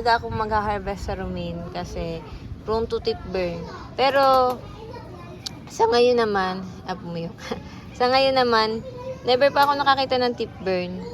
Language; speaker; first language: Filipino; native; Filipino